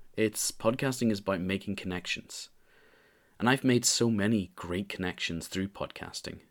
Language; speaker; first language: English; native; English